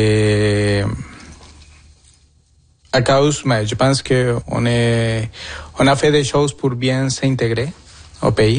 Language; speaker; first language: French; non-native, fluent; Spanish